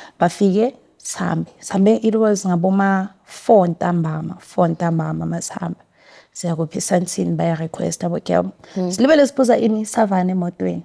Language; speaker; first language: Zulu; native; Zulu